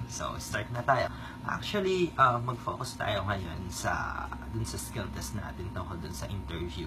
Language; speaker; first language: Filipino; native; Filipino